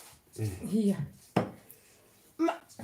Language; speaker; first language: Dutch; non-native, learner; Kikuyu